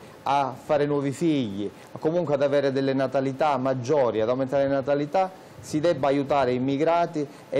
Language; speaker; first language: Italian; native; Italian